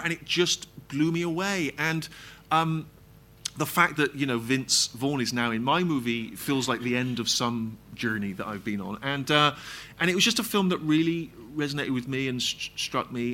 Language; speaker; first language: English; native; English